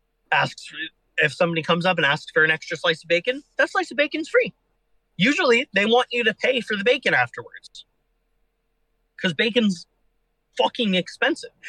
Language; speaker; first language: English; native; English